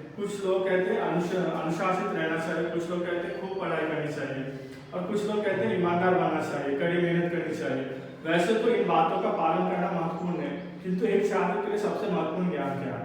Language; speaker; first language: Hindi; non-native, local second language; Telugu